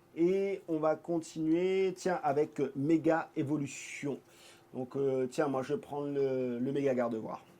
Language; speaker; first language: French; native; French